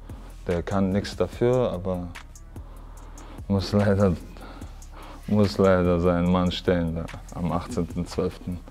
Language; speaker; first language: German; non-native, fluent; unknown